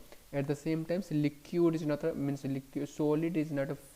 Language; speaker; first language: English; non-native, local second language; Hindi